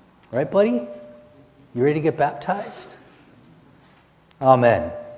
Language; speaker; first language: English; native; English